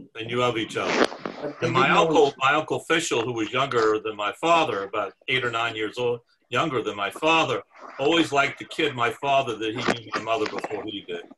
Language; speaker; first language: English; native; English